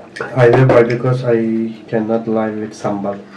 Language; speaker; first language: English; non-native, learner; Turkish